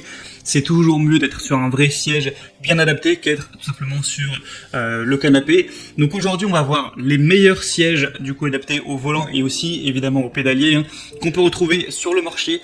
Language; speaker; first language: French; native; French